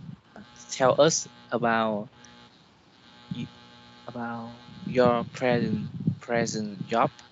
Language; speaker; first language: English; non-native, learner; Vietnamese